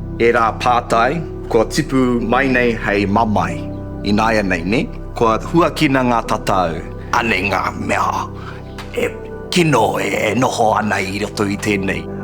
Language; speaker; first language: Māori; non-native, local second language; English